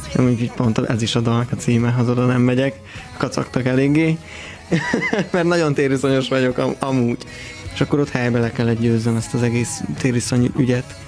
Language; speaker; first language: Hungarian; native; Hungarian